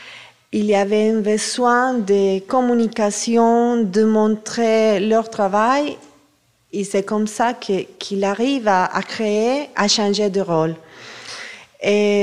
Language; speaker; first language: French; non-native, fluent; Spanish